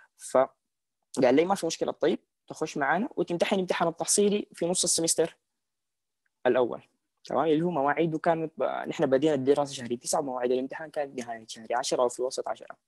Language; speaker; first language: Arabic; native; Arabic